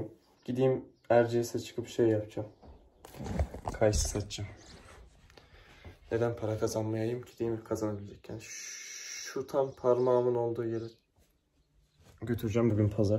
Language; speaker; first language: Turkish; native; Turkish